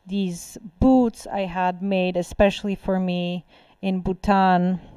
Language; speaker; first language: English; non-native, fluent; Bulgarian